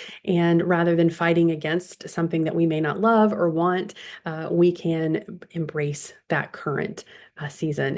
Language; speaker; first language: English; native; English